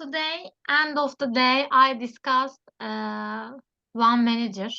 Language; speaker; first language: English; non-native, learner; Turkish